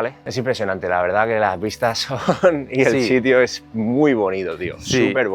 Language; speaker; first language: Spanish; native; Spanish